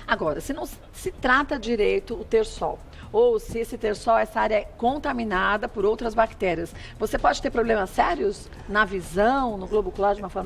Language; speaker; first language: Portuguese; native; Portuguese